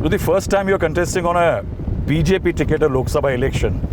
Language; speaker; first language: English; non-native, local second language; Hindi